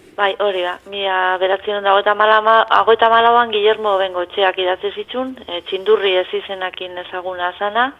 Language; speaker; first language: Basque; native; Basque